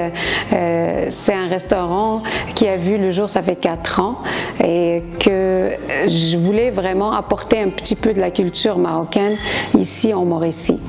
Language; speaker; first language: French; non-native, local second language; Arabic